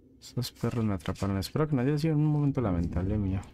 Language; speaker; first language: Spanish; native; Spanish